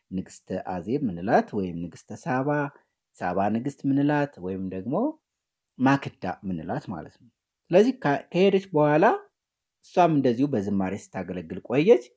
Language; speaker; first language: Amharic; native; Amharic